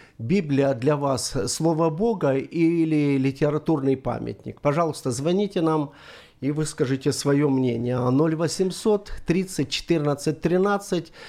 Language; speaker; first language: Russian; native; Russian